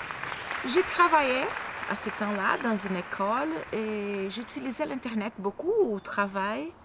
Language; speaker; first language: French; non-native, fluent; Portuguese